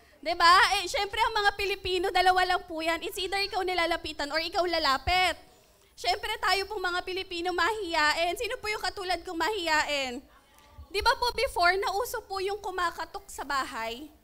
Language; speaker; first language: Filipino; native; Filipino